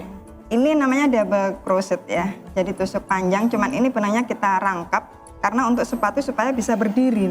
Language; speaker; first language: Indonesian; native; Indonesian